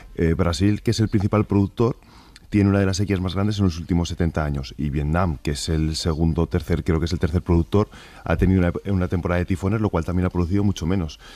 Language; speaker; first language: Spanish; native; Spanish